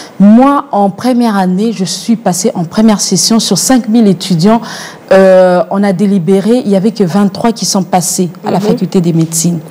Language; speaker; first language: French; non-native, local second language; Lingala